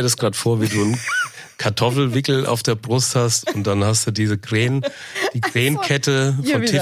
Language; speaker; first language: German; native; German